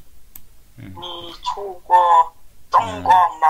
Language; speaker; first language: Chinese; non-native, learner; Mongolian